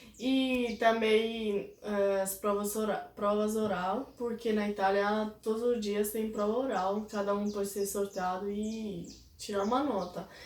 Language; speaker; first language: Portuguese; non-native, fluent; Italian